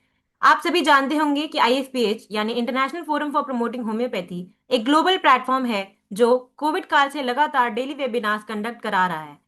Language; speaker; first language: Hindi; native; Hindi